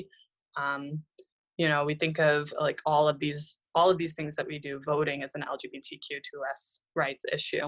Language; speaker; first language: English; native; English